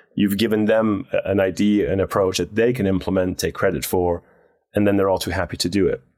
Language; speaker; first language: English; non-native, fluent; Dutch